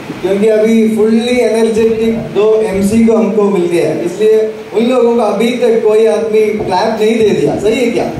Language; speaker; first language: Hindi; non-native, local second language; Malayalam